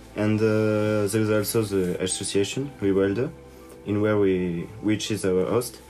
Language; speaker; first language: English; non-native, learner; French